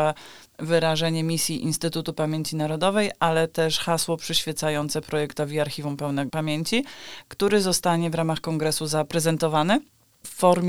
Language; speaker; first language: Polish; native; Polish